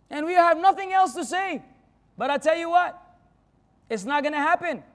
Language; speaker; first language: English; non-native, fluent; Arabic